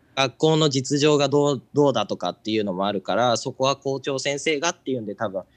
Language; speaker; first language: Japanese; native; Japanese